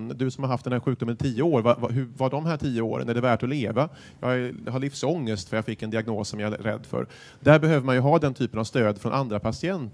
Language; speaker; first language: Swedish; native; Swedish